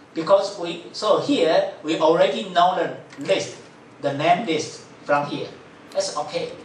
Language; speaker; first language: English; non-native, fluent; Chinese